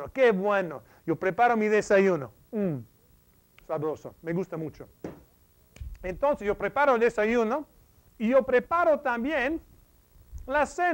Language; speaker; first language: Spanish; non-native, fluent; English